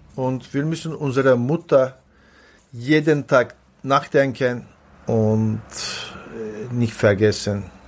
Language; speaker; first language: German; non-native, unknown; Turkish